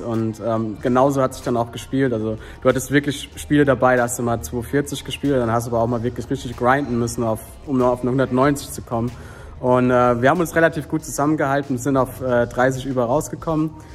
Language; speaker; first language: German; native; German